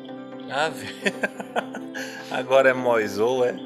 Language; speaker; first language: Portuguese; native; Portuguese